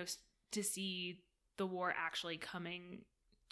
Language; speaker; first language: English; native; English